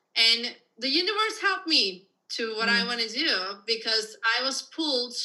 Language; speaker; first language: English; non-native, fluent; Turkish